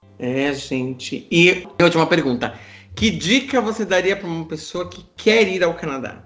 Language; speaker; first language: Portuguese; native; Portuguese